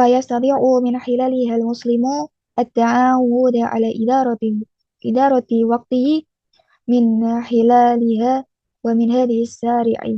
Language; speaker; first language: Arabic; non-native, learner; Indonesian